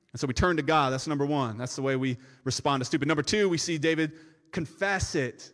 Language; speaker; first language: English; native; English